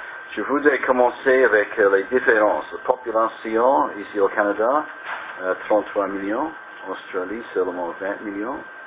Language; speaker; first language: French; non-native, learner; English